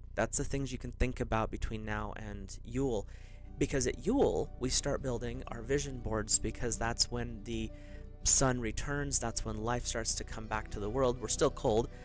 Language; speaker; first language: English; native; English